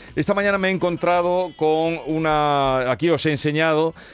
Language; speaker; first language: Spanish; native; Spanish